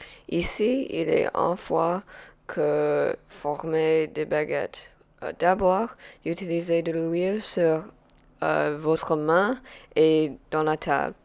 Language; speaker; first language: French; non-native, learner; English